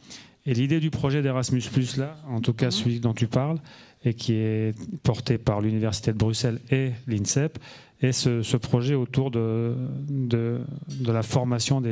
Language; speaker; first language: French; native; French